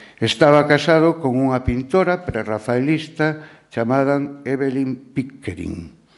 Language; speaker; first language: Galician; non-native, local second language; Spanish